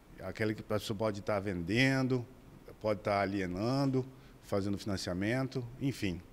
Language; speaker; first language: Portuguese; native; Portuguese